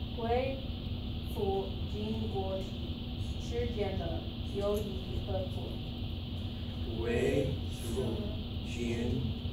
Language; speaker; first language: Chinese; non-native, learner; English